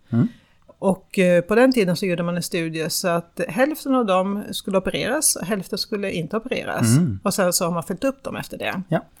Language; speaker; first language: Swedish; native; Swedish